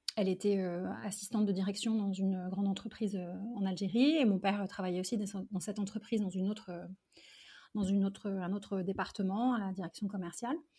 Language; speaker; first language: French; early bilingual, other home language; Arabic